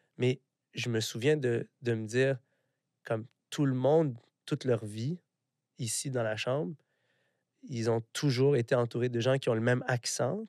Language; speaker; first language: French; early bilingual, other home language; Arabic